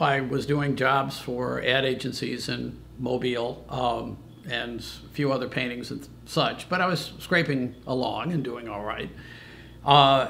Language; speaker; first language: English; native; English